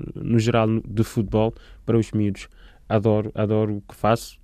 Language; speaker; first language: Portuguese; non-native, fluent; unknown